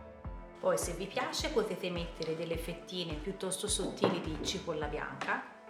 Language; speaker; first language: Italian; native; Italian